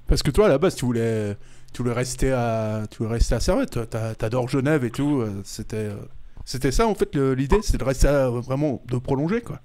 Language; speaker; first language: French; native; French